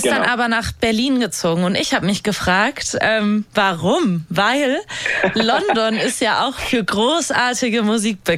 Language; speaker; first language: German; native; German